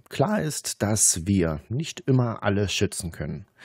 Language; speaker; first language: German; native; German